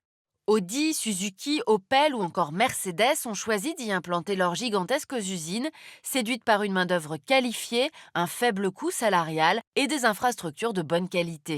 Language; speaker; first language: French; native; French